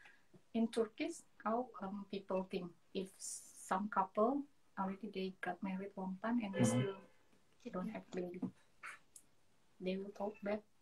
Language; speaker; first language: English; non-native, learner; Indonesian